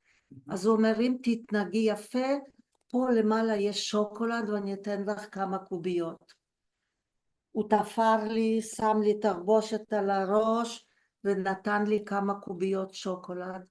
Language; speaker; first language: Hebrew; early bilingual, other home language; Polish